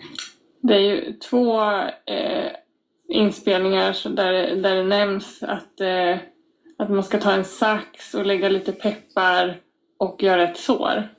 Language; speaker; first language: Swedish; native; Swedish